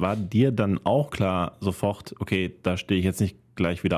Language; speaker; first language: German; native; German